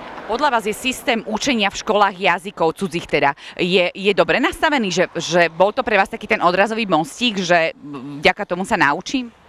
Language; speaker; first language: Slovak; native; Slovak